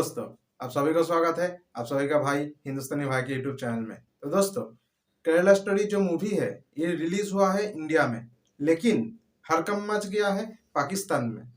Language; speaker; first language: Hindi; non-native, local second language; Bangla